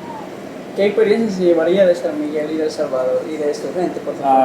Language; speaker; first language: Spanish; native; Spanish